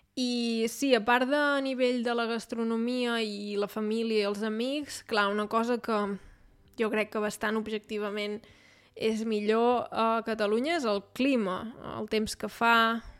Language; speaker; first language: Catalan; native; Catalan